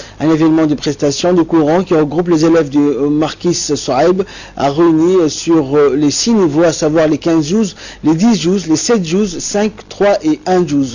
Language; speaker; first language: French; non-native, local second language; Somali